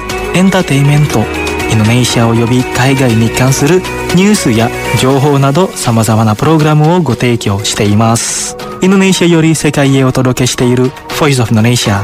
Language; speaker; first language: Japanese; non-native, fluent; Indonesian